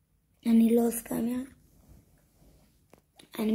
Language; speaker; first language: Hebrew; native; Hebrew